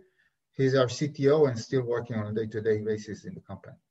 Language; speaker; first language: English; non-native, fluent; Hebrew